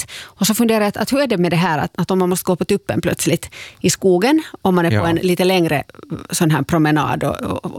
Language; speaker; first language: Swedish; native; Swedish